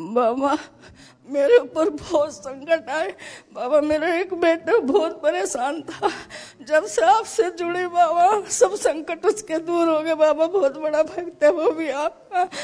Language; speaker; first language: Hindi; native; Hindi